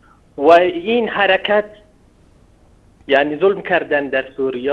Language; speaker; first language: Persian; non-native, learner; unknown